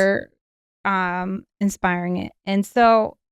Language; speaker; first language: English; native; English